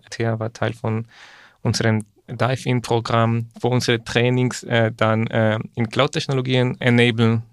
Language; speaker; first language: German; non-native, fluent; Spanish